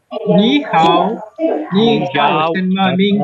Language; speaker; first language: Chinese; non-native, learner; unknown